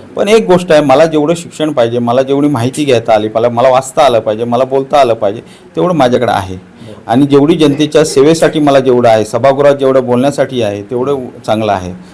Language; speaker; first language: Marathi; native; Marathi